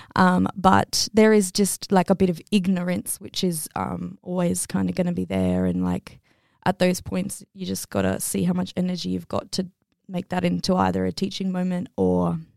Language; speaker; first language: English; native; English